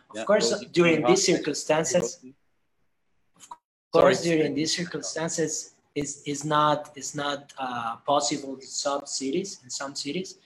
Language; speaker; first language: English; non-native, fluent; Spanish